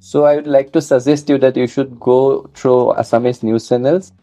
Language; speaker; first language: English; non-native, local second language; Assamese